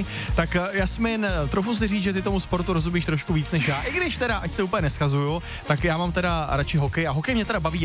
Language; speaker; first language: Czech; native; Czech